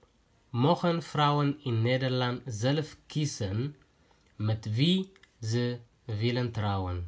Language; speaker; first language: Dutch; non-native, fluent; Tigrinya